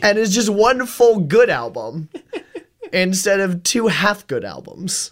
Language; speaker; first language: English; native; English